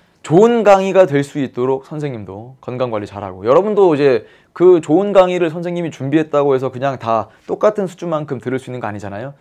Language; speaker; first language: Korean; native; Korean